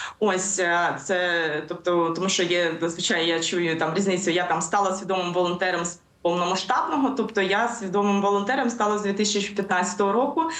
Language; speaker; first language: Ukrainian; native; Ukrainian